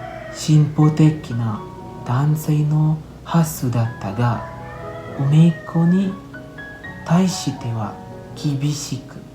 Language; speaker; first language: Japanese; non-native, learner; Indonesian